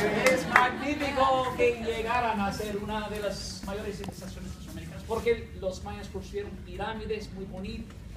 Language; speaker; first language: Spanish; non-native, fluent; English